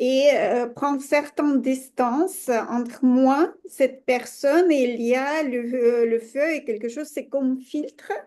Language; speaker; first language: French; non-native, fluent; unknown